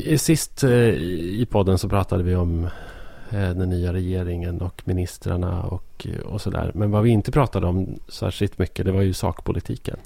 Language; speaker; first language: Swedish; native; Swedish